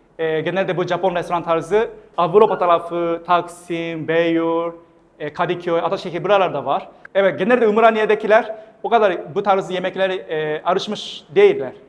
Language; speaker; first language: Turkish; non-native, fluent; Japanese